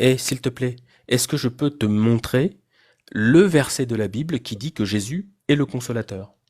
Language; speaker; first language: French; native; French